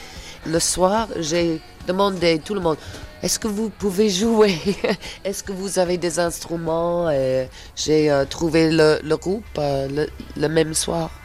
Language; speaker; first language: French; non-native, fluent; English